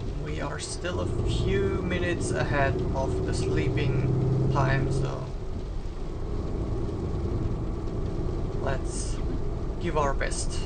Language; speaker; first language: English; non-native, fluent; German